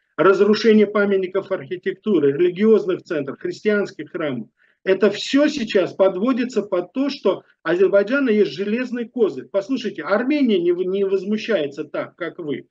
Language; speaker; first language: Russian; native; Russian